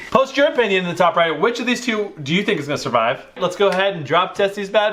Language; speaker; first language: English; native; English